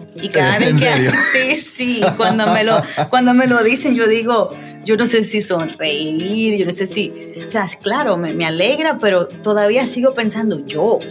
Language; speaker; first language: Spanish; native; Spanish